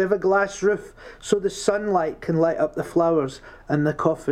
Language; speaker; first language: English; native; English